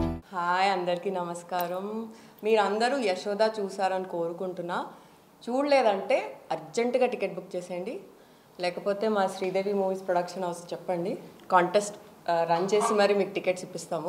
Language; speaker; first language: Telugu; native; Telugu